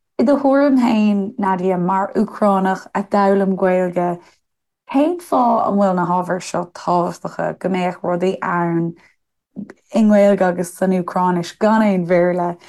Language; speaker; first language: Irish; non-native, local second language; English